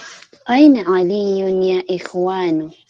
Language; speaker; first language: Arabic; non-native, learner; Filipino